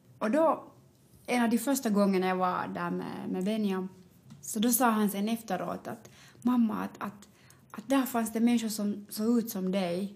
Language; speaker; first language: Swedish; native; Swedish